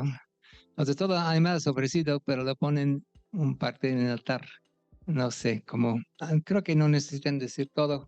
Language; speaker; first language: Spanish; non-native, fluent; English